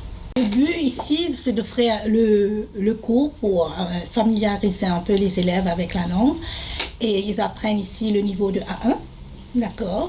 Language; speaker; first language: French; non-native, local second language; Morisyen